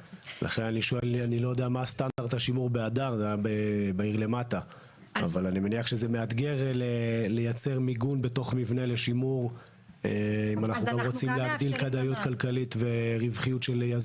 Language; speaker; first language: Hebrew; native; Hebrew